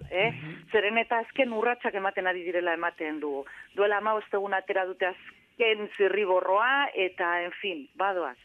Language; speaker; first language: Basque; non-native, local second language; Spanish